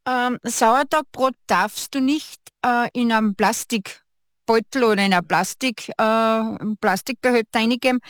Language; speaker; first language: German; native; German